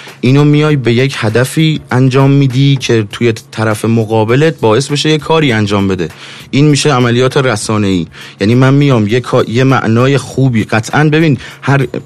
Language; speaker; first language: Persian; native; Persian